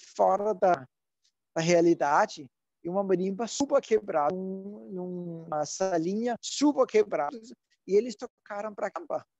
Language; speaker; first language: Portuguese; non-native, learner; Danish